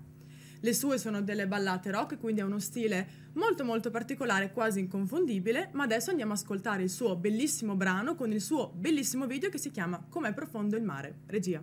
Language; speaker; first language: Italian; native; Italian